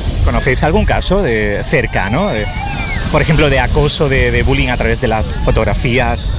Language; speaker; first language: Spanish; native; Spanish